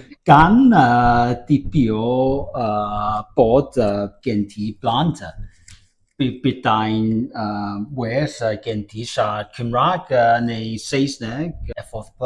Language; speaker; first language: Welsh; non-native, learner; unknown